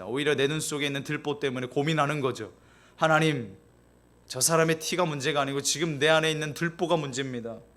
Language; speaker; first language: Korean; native; Korean